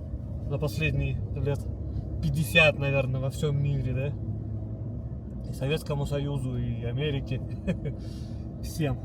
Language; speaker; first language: Russian; native; Russian